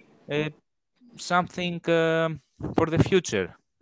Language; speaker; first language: English; non-native, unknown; Greek